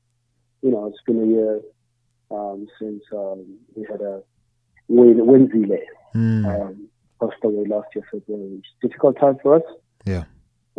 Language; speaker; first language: English; non-native, local second language; Zulu